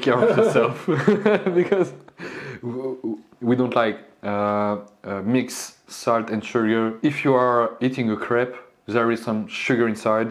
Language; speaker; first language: English; non-native, learner; French